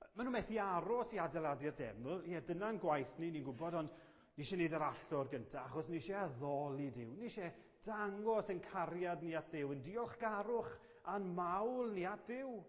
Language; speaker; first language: Welsh; native; Welsh